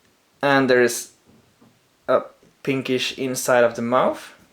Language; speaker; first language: English; non-native, fluent; Swedish